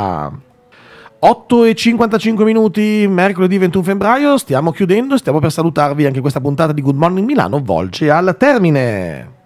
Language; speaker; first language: Italian; native; Italian